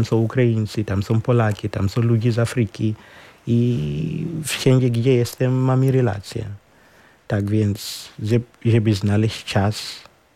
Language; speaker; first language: Ukrainian; non-native, learner; Shona